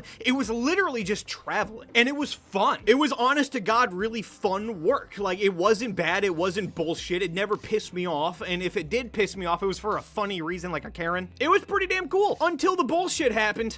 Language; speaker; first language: English; native; English